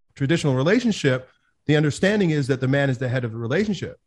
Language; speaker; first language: English; native; English